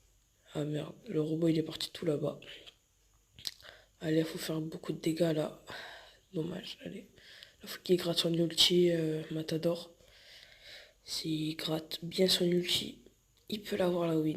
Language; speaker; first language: French; native; French